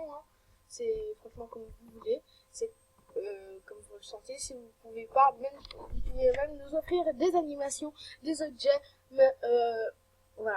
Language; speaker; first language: French; native; French